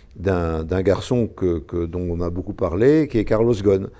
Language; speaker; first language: French; native; French